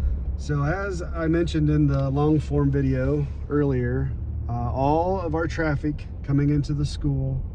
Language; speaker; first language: English; native; English